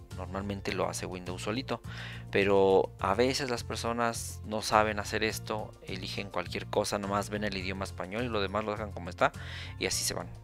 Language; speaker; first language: Spanish; native; Spanish